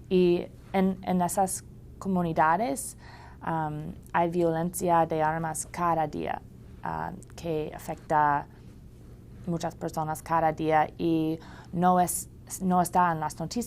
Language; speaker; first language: Spanish; non-native, learner; English